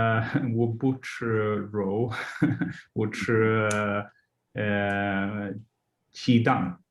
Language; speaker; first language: Chinese; non-native, learner; English